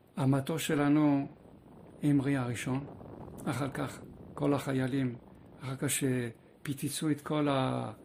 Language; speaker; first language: Hebrew; non-native, fluent; French